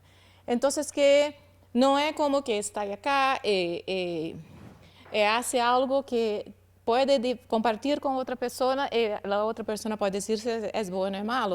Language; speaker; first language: Spanish; non-native, learner; Portuguese